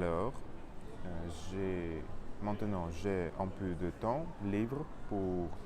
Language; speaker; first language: French; non-native, learner; Russian